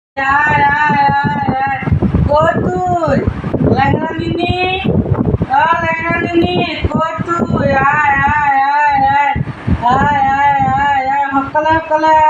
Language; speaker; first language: Bangla; non-native, local second language; Assamese